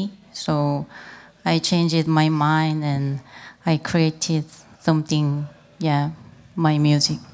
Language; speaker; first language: English; non-native, learner; Korean